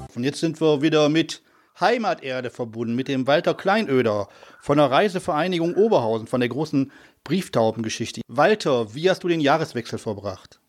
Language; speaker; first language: German; native; German